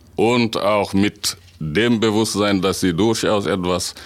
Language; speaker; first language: German; non-native, fluent; Wolof